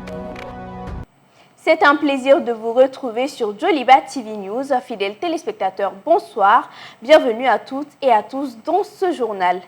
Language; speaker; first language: French; non-native, local second language; Bambara